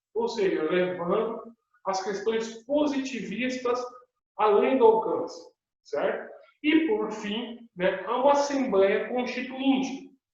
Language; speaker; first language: Portuguese; native; Portuguese